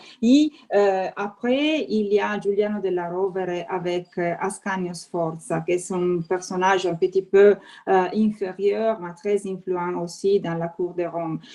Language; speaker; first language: French; non-native, fluent; Italian